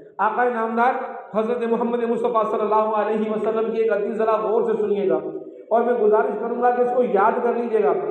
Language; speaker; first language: Urdu; non-native, local second language; Sindhi